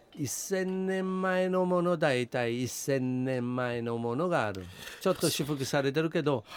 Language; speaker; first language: Japanese; non-native, fluent; Italian